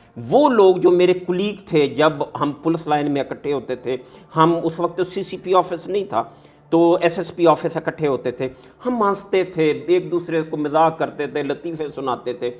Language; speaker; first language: Urdu; non-native, local second language; Punjabi